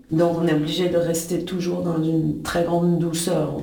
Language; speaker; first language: French; native; French